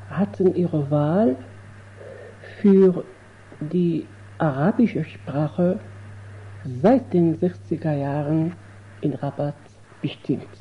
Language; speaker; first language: German; non-native, fluent; Arabic